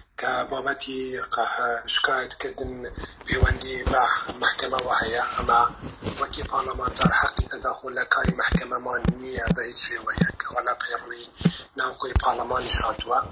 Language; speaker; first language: Central Kurdish; non-native, local second language; Kurdish